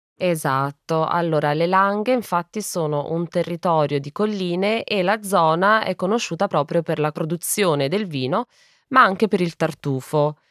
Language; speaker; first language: Italian; native; Italian